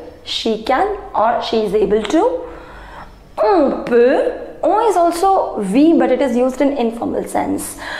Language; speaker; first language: English; non-native, local second language; Hindi